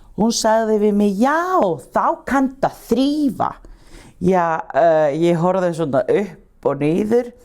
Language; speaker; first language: Icelandic; non-native, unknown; Spanish